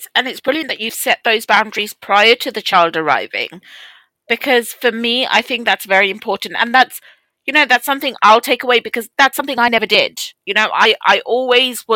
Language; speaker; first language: English; native; English